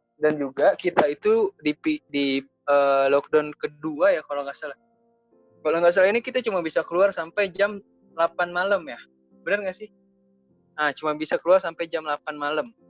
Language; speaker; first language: Indonesian; native; Indonesian